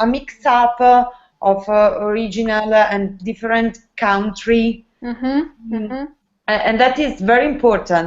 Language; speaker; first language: English; non-native, learner; Italian